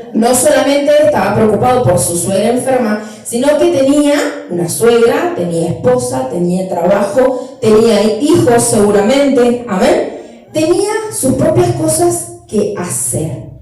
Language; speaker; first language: Spanish; native; Spanish